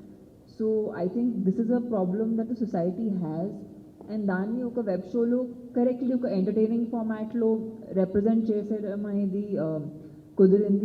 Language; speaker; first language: Telugu; non-native, local second language; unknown